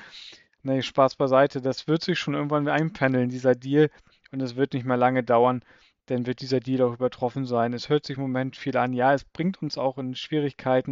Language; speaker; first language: German; native; German